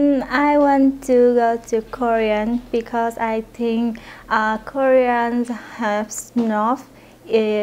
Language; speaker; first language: English; non-native, learner; Vietnamese